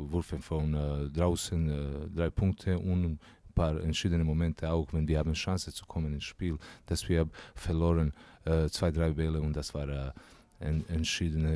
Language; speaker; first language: German; non-native, learner; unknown